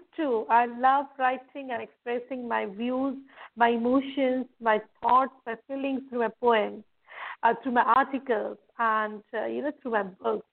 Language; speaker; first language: English; non-native, local second language; Marathi